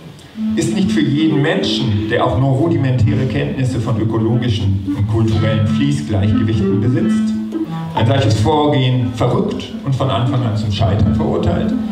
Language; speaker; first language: German; native; German